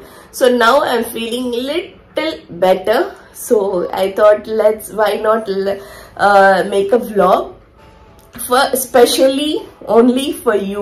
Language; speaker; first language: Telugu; native; Telugu